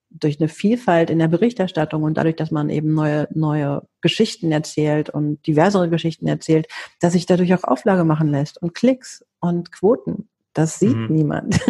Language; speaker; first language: German; early bilingual, heritage; Greek